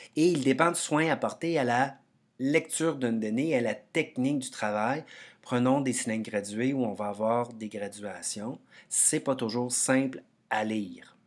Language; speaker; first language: French; native; French